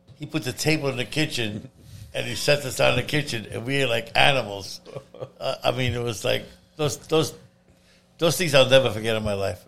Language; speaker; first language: English; non-native, fluent; Italian